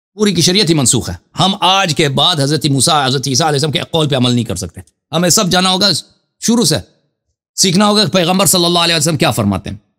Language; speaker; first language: Urdu; non-native, fluent; Persian